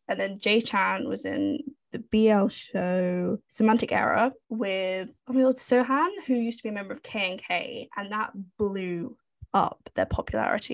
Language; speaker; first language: English; native; English